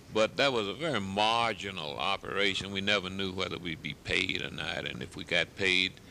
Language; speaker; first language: English; native; English